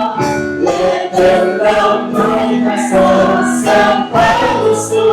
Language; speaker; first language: Thai; native; Thai